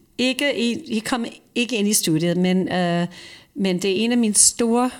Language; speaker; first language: Danish; non-native, fluent; English